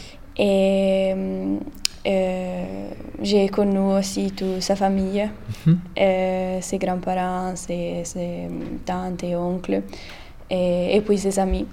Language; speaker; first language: French; non-native, learner; Italian